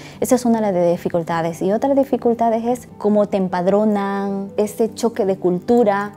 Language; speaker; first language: Spanish; native; Spanish